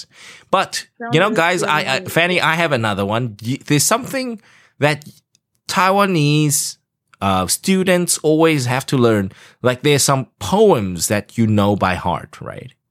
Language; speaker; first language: English; non-native, fluent; Chinese